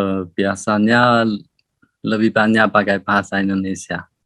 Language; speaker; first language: Indonesian; non-native, learner; Chinese